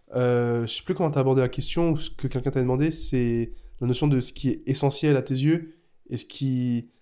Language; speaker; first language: French; native; French